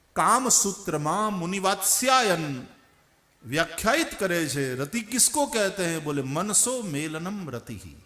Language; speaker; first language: Hindi; non-native, local second language; Gujarati